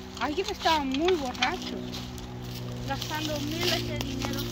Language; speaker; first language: Spanish; early bilingual, heritage; Spanish